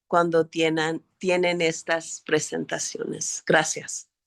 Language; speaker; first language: Spanish; early bilingual, heritage; English